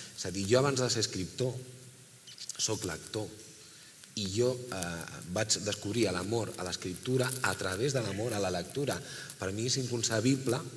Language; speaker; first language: Catalan; non-native, local second language; Spanish